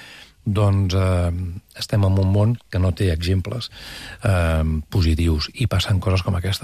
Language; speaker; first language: Catalan; native; Catalan